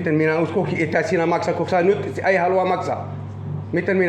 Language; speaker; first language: Finnish; non-native, learner; Turkish